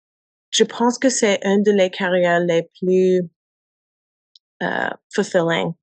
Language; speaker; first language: French; non-native, learner; English